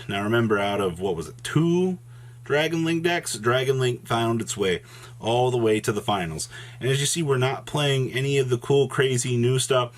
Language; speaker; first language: English; native; English